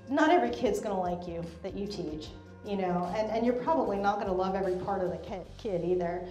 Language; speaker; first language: English; native; English